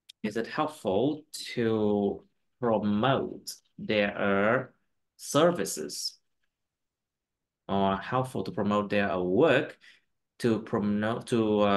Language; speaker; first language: English; non-native, fluent; Vietnamese